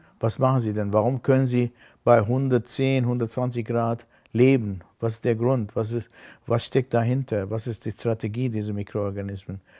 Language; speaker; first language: German; non-native, fluent; Armenian